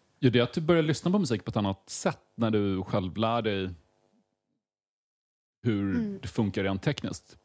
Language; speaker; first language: Swedish; native; Swedish